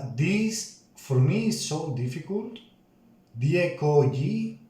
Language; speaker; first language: English; non-native, learner; Spanish